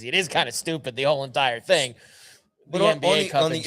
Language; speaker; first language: English; native; English